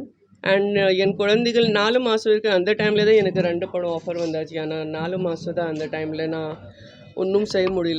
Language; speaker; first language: Tamil; non-native, fluent; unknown